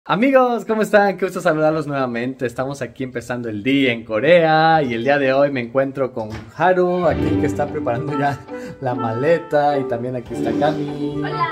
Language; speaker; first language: Spanish; native; Spanish